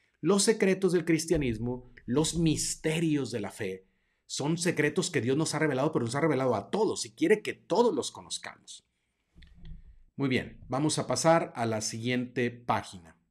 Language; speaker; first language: Spanish; native; Spanish